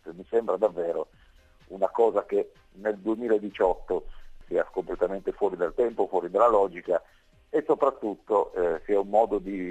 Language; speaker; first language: Italian; native; Italian